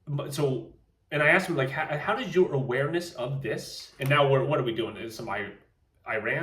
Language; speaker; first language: English; native; English